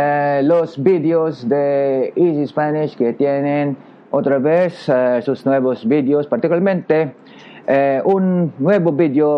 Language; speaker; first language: Spanish; non-native, learner; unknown